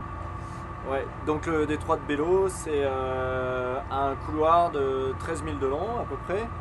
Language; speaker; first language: French; native; French